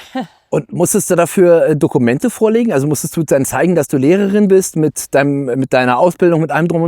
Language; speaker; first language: German; native; German